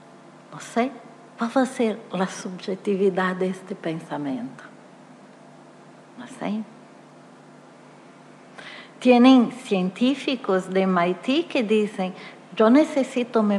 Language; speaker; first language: Spanish; non-native, fluent; Portuguese